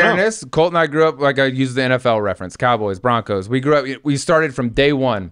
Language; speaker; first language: English; native; English